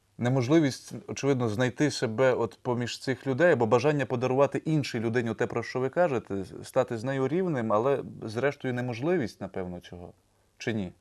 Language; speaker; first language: Ukrainian; native; Ukrainian